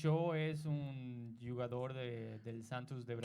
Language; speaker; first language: Catalan; non-native, learner; Spanish